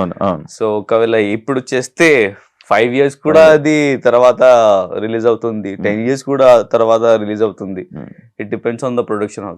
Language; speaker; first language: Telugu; non-native, learner; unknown